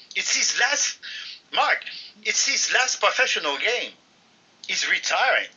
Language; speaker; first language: English; non-native, fluent; French